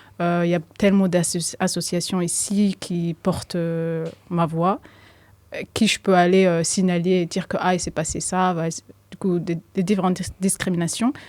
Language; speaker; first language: French; non-native, fluent; Somali